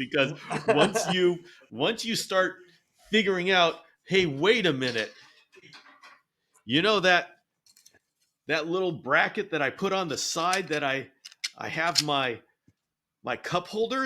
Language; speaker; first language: English; native; English